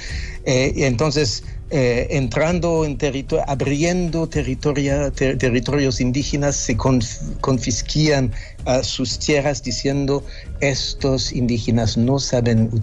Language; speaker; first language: Spanish; non-native, fluent; French